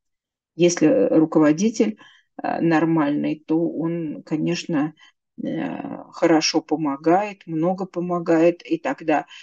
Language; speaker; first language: Russian; native; Russian